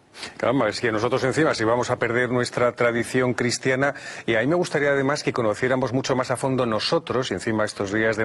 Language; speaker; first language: Spanish; native; Spanish